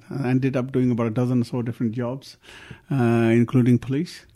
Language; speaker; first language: English; early bilingual, other home language; Punjabi